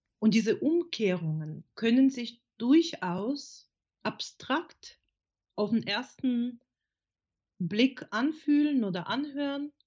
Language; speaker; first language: German; non-native, fluent; Russian